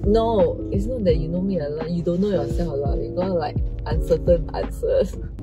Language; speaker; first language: English; non-native, local second language; Chinese